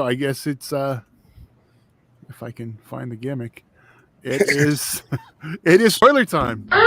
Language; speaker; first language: English; native; English